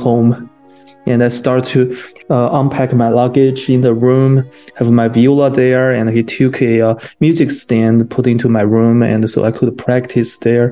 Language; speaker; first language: English; non-native, fluent; Chinese